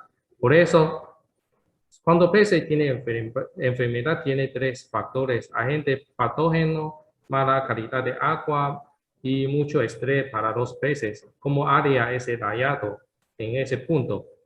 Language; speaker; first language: Spanish; non-native, learner; Chinese